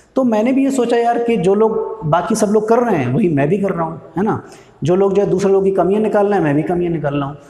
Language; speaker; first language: Hindi; native; Hindi